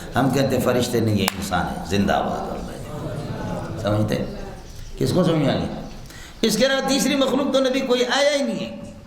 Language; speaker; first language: Urdu; non-native, local second language; Brahui